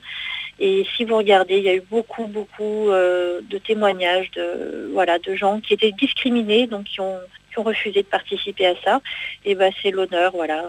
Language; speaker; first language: French; native; French